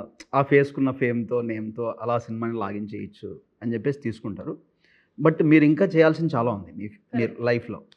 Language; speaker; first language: Telugu; native; Telugu